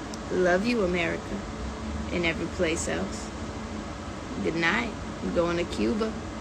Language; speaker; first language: English; native; English